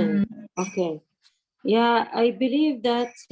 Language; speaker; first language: English; non-native, learner; Arabic